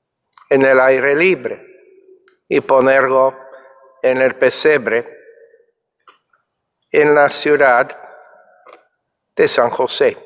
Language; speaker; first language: Spanish; non-native, fluent; English